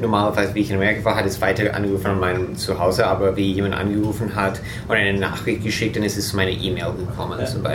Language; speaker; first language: German; non-native, fluent; English